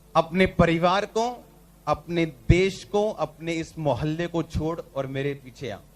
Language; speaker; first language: Hindi; non-native, local second language; Punjabi